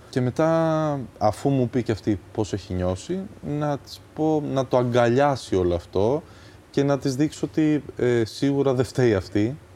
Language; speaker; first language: Greek; early bilingual, other home language; Albanian